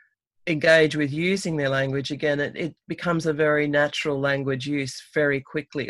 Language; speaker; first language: English; native; English